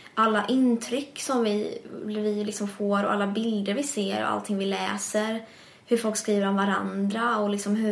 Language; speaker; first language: Swedish; early bilingual, other home language; English